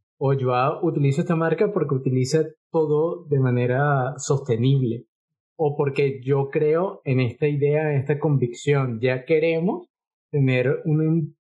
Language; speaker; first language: Spanish; native; Spanish